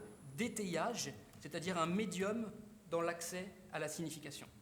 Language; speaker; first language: French; native; French